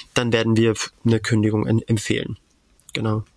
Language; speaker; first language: German; native; German